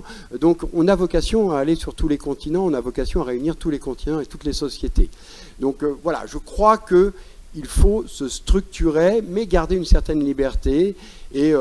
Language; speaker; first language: French; native; French